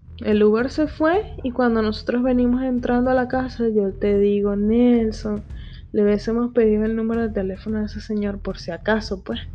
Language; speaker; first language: Spanish; native; Spanish